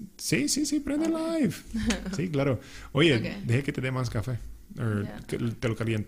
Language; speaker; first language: Spanish; non-native, local second language; English